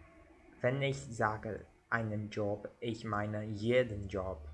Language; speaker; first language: German; non-native, learner; Portuguese